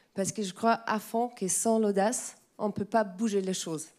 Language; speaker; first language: French; non-native, fluent; German